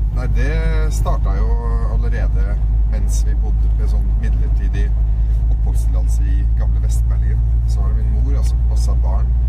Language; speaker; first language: Norwegian; early bilingual, other home language; Arabic